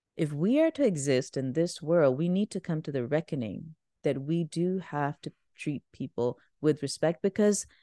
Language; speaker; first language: English; non-native, local second language; Urdu